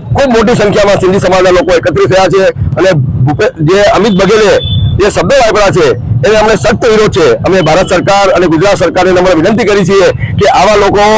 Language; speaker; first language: Gujarati; non-native, local second language; Sindhi